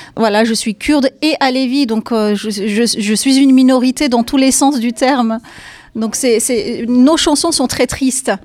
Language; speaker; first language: French; non-native, fluent; Kurdish